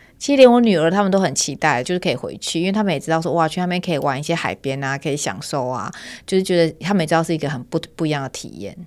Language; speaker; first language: Chinese; native; Chinese